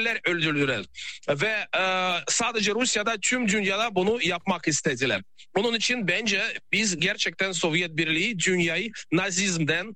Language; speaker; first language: Turkish; non-native, fluent; Russian